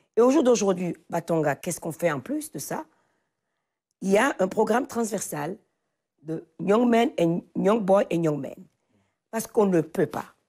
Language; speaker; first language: French; non-native, local second language; Fon